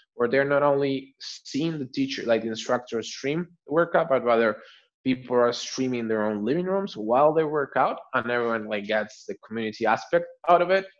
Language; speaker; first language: English; non-native, fluent; Spanish